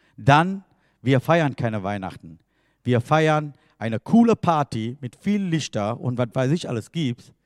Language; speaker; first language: German; non-native, fluent; Tamil